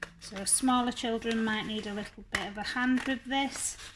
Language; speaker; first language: English; native; English